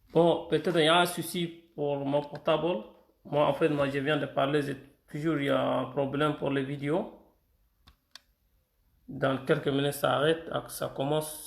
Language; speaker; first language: French; non-native, fluent; Arabic